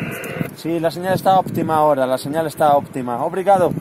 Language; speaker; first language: Spanish; non-native, learner; Portuguese